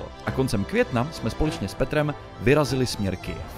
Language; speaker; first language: Czech; native; Czech